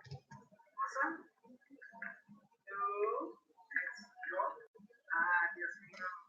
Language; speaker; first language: English; non-native, learner; Spanish